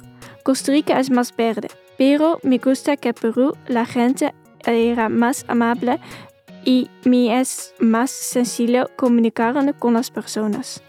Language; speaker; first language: Spanish; non-native, fluent; Dutch